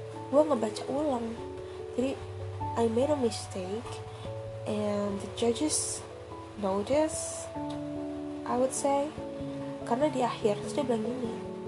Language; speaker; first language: English; non-native, fluent; Indonesian